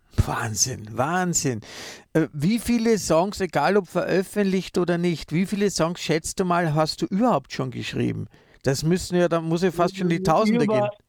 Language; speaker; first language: German; native; German